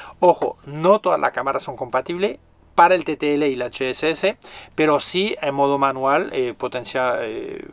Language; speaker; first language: Spanish; non-native, fluent; French